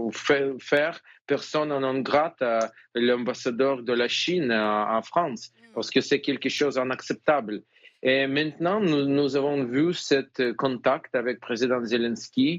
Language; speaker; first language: French; non-native, fluent; Ukrainian